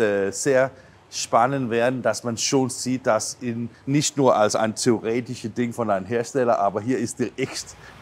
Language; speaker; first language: German; non-native, fluent; Danish